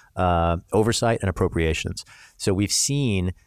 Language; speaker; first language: English; native; English